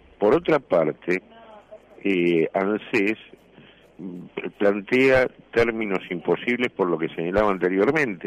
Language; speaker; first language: Spanish; native; Spanish